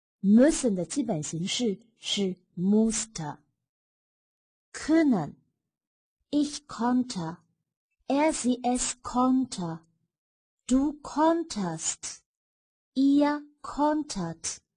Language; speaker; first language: German; non-native, fluent; Chinese